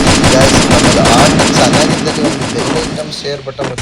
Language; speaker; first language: Kannada; native; Kannada